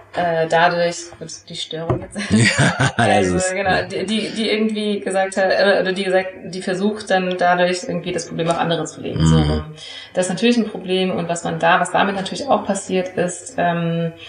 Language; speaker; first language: German; native; German